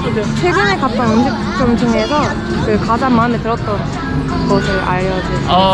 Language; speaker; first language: Korean; non-native, fluent; Japanese